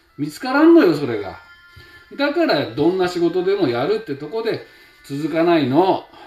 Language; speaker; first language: Japanese; native; Japanese